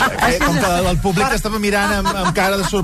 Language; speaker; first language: Catalan; native; Catalan